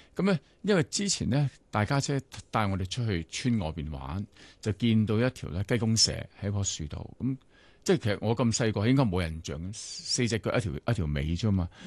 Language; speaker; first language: Cantonese; non-native, local second language; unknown